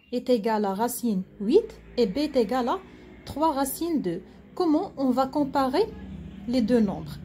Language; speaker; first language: French; non-native, local second language; Arabic